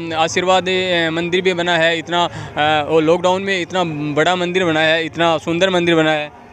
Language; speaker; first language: Hindi; native; Hindi